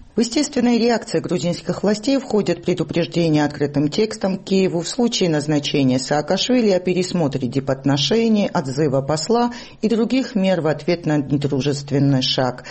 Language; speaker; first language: Russian; non-native, local second language; Georgian